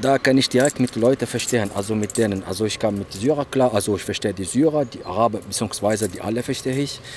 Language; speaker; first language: German; non-native, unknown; Arabic